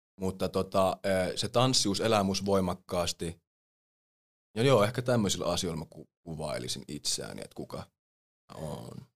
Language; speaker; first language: Finnish; early bilingual, other home language; English